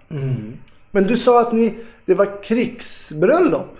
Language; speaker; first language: Swedish; native; Swedish